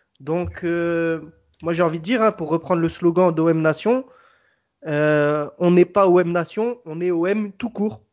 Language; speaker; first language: French; native; French